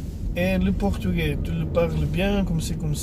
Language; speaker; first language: French; non-native, fluent; Portuguese